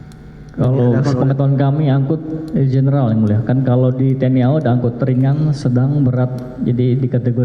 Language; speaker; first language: Indonesian; native; Indonesian